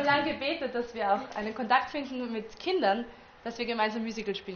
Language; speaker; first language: German; native; German